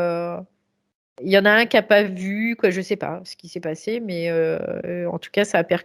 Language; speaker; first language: French; native; French